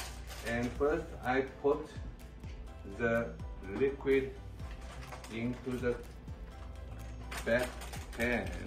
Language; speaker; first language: English; non-native, learner; Chinese